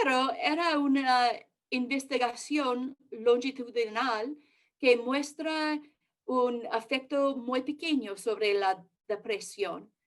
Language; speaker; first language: Spanish; early bilingual, heritage; English